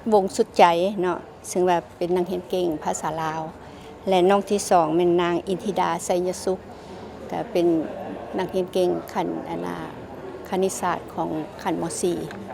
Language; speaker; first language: Lao; native; Lao